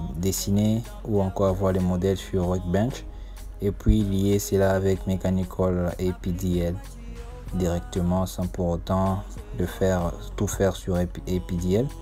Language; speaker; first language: French; non-native, local second language; Lingala